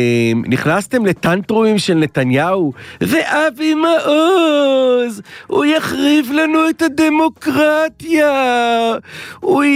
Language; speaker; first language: Hebrew; native; Hebrew